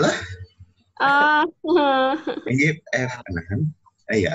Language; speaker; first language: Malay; non-native, local second language; Banjar